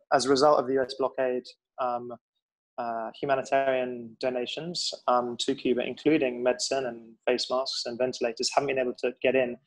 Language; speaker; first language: English; native; English